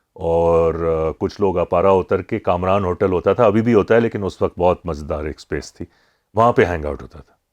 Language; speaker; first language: Urdu; native; Urdu